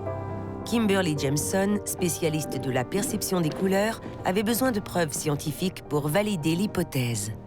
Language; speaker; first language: French; native; French